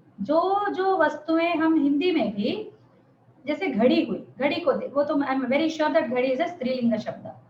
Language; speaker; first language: Hindi; non-native, local second language; Telugu